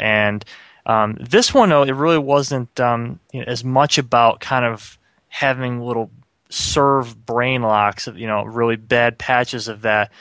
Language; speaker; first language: English; native; English